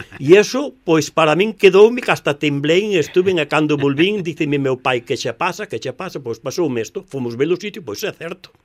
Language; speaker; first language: Galician; native; Galician